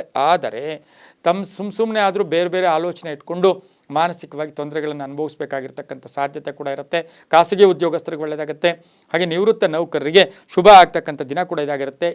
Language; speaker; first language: Kannada; native; Kannada